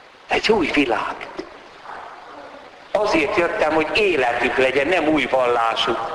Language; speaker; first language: Hungarian; native; Hungarian